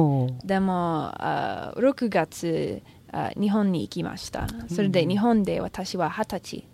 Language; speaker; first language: Japanese; non-native, learner; English